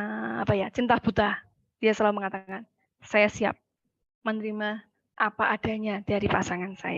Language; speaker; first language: Malay; native; Malay